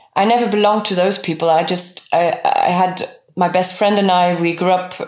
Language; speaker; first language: English; non-native, fluent; French